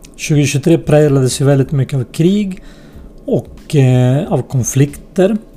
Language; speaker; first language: Swedish; early bilingual, other home language; Spanish